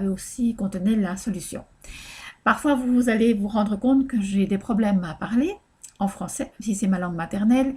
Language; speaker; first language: French; native; French